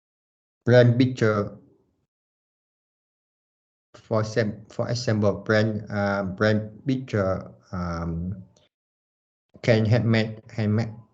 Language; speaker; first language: English; non-native, learner; Vietnamese